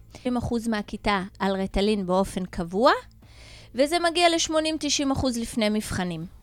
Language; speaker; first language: Hebrew; native; Hebrew